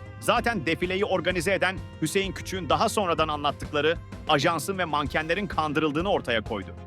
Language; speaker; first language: Turkish; native; Turkish